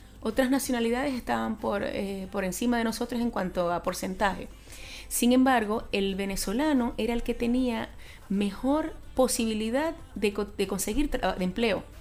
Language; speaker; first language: Spanish; native; Spanish